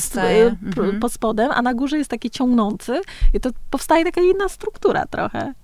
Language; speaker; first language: Polish; early bilingual, other home language; Vietnamese